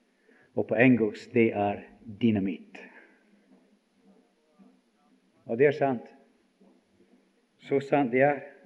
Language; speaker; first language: Norwegian; non-native, fluent; English